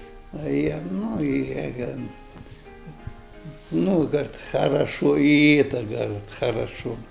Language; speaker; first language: Russian; non-native, local second language; Ingush